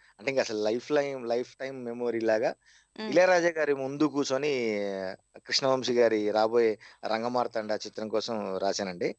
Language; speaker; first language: Telugu; native; Telugu